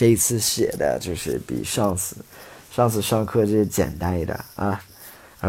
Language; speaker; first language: Chinese; non-native, fluent; English